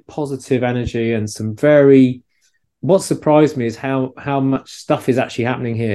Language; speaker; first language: English; native; English